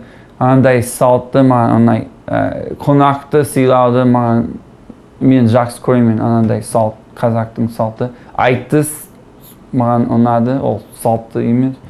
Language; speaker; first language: Kazakh; non-native, learner; English